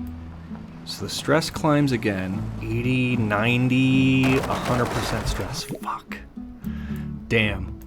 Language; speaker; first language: English; native; English